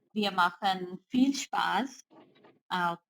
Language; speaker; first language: German; non-native, learner; Urdu